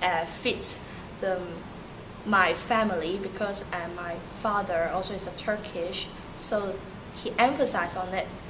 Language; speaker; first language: English; early bilingual, other home language; Turkish